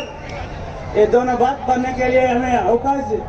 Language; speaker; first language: Hindi; non-native, local second language; Kannada